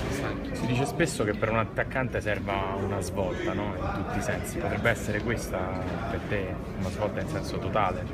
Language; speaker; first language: Italian; native; Italian